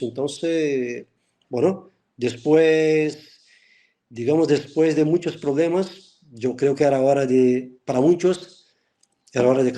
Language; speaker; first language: Spanish; non-native, fluent; Portuguese